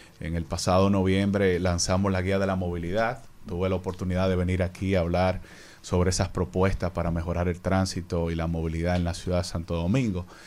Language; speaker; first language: Spanish; native; Spanish